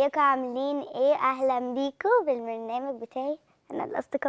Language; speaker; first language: Arabic; native; Arabic